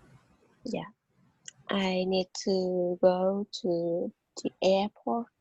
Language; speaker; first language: English; non-native, learner; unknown